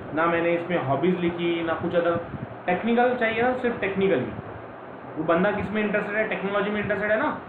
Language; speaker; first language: Hindi; non-native, local second language; Marathi